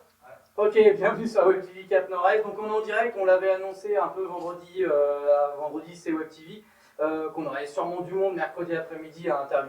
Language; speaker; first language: French; native; French